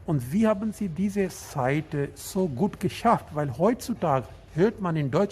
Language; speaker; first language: German; non-native, learner; Urdu